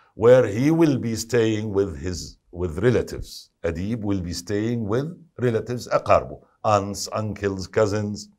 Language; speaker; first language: English; non-native, fluent; Arabic